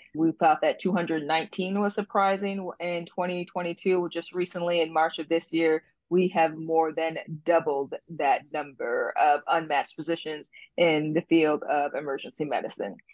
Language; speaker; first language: English; native; English